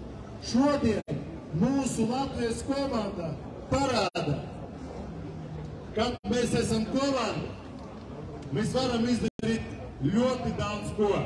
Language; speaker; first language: Latvian; non-native, local second language; Russian